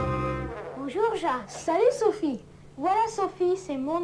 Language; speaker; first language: French; non-native, learner; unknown